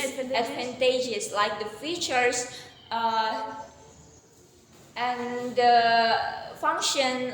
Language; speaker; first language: English; non-native, learner; Indonesian